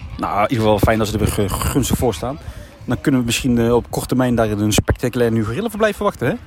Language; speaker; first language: Dutch; native; Dutch